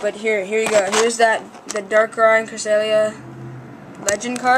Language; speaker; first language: English; native; English